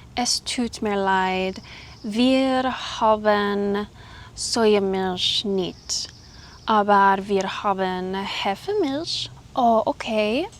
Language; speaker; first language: German; non-native, learner; English